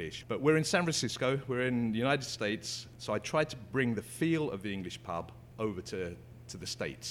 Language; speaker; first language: English; native; English